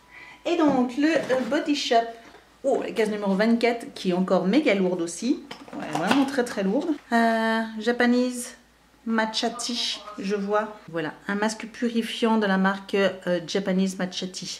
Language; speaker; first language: French; native; French